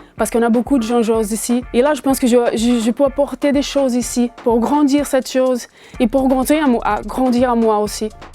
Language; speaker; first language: French; non-native, fluent; Portuguese